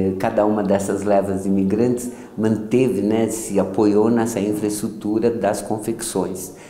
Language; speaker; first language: Portuguese; early bilingual, other home language; Yiddish